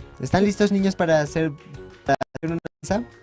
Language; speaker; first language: Spanish; native; Spanish